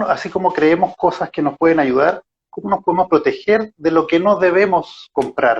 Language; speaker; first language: Spanish; native; Spanish